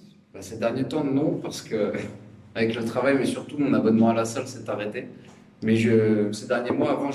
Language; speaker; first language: French; native; French